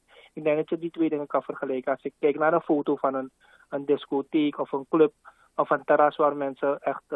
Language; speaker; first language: Dutch; native; Dutch